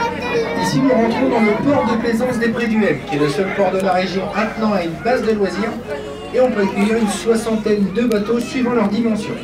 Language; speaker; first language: French; native; French